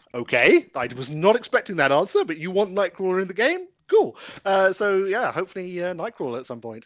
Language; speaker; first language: English; native; English